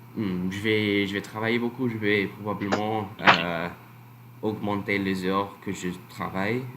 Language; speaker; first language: French; non-native, learner; English